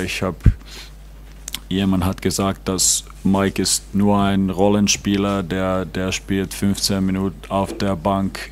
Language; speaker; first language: German; non-native, fluent; Finnish